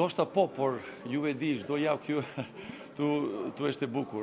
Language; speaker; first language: Albanian; non-native, learner; Serbian